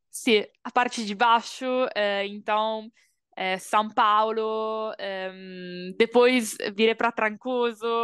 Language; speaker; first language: Portuguese; non-native, learner; Italian